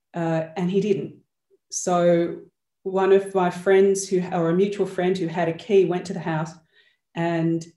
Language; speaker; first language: English; native; English